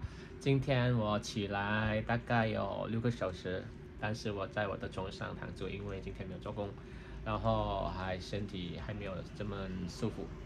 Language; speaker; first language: Chinese; early bilingual, heritage; Chinese